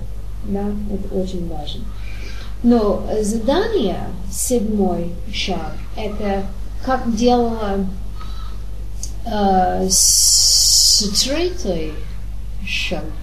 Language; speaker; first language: Russian; non-native, learner; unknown